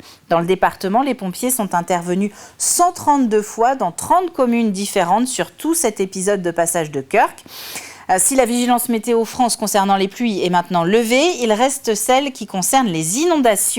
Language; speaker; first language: French; native; French